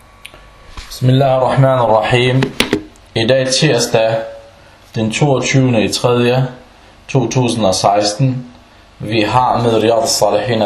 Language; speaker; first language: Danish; early bilingual, other home language; Arabic